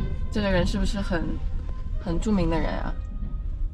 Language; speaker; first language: Chinese; non-native, fluent; English